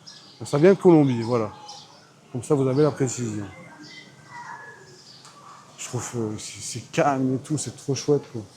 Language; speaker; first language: French; native; French